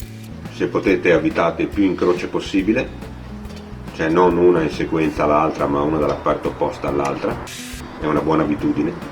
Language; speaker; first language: Italian; native; Italian